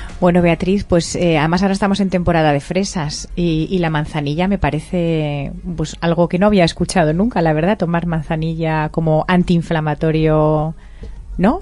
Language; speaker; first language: Spanish; native; Spanish